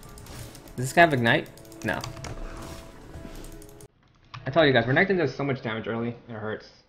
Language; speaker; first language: English; native; English